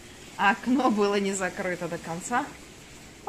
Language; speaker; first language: Russian; native; Russian